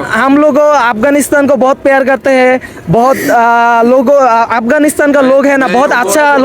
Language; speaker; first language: Hindi; non-native, learner; Bangla